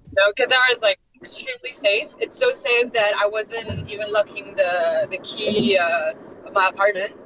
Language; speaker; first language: English; non-native, fluent; French